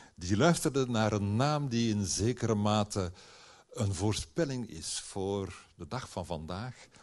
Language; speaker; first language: Dutch; native; Dutch